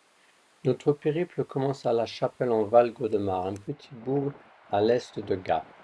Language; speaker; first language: French; native; French